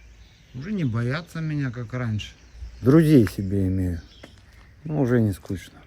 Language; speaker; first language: Russian; native; Russian